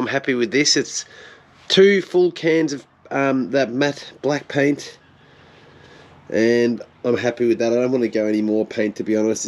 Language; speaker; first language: English; native; English